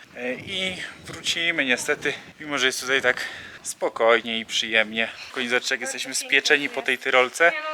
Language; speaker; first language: Polish; native; Polish